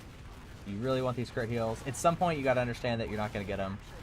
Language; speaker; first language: English; native; English